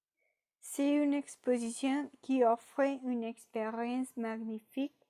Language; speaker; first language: French; non-native, learner; Spanish